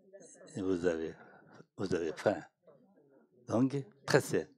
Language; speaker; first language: French; non-native, learner; Tibetan